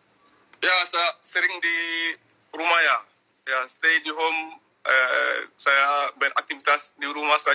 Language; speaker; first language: Indonesian; non-native, learner; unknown